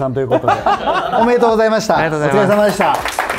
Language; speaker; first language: Japanese; native; Japanese